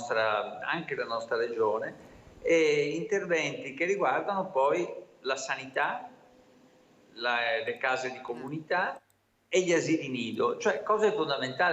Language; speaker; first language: Italian; native; Italian